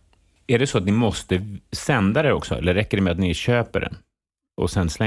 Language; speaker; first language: Swedish; native; Swedish